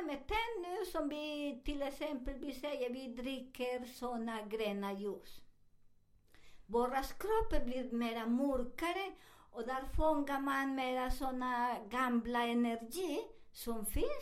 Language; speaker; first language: Swedish; non-native, learner; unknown